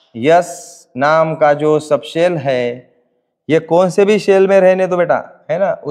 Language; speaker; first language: Hindi; non-native, local second language; Marathi